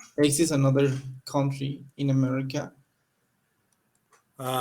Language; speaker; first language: English; non-native, learner; Spanish